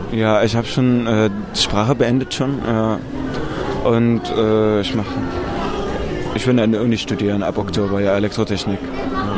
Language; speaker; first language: German; non-native, learner; Arabic